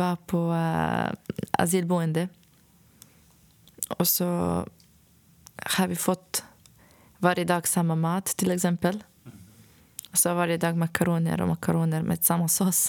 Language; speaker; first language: Swedish; non-native, fluent; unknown